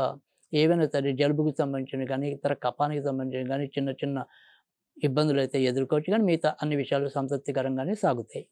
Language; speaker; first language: Telugu; native; Telugu